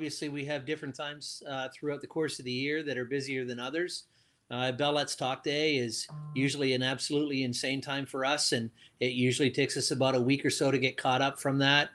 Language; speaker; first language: English; native; English